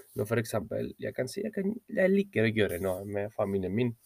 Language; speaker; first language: Norwegian; non-native, learner; Spanish